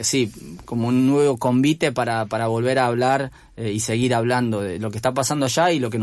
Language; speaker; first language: Spanish; native; Spanish